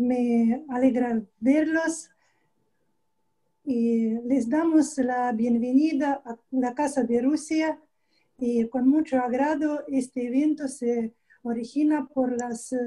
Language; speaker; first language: Spanish; non-native, fluent; Russian